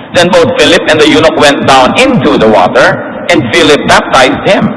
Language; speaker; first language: English; non-native, local second language; Filipino